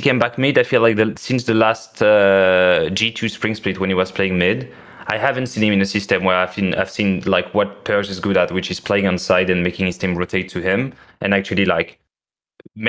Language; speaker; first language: English; non-native, fluent; French